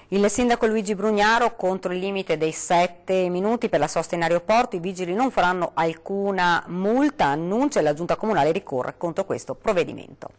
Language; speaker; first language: Italian; native; Italian